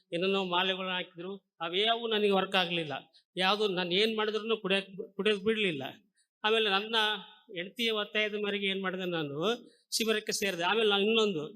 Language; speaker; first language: Kannada; native; Kannada